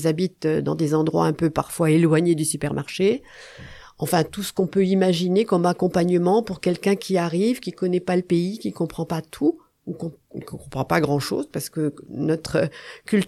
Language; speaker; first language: French; native; French